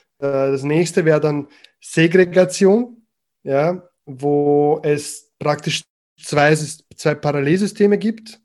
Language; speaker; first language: German; early bilingual, other home language; Croatian